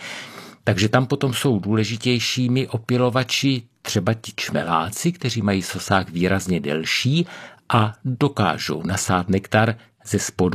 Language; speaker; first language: Czech; native; Czech